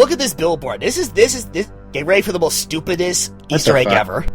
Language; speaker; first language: English; native; English